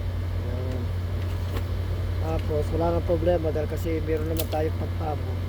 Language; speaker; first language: Filipino; native; Filipino